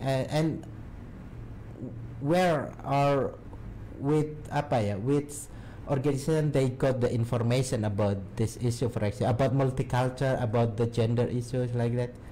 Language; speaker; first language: English; non-native, learner; Indonesian